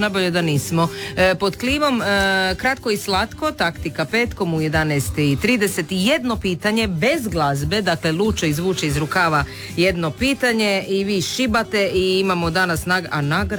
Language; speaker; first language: Serbian; native; Serbian